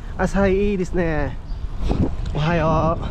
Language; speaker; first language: Japanese; non-native, learner; Filipino